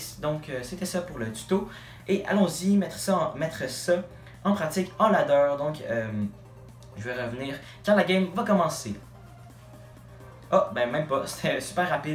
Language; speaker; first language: French; native; French